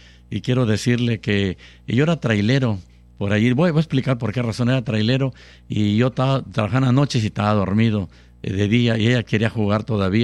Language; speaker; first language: Spanish; native; Spanish